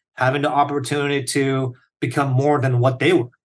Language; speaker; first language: English; early bilingual, other home language; Korean